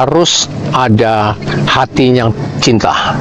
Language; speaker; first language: Indonesian; non-native, learner; Cantonese